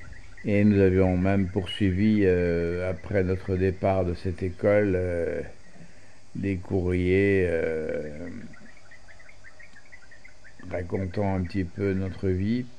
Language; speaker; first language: French; native; French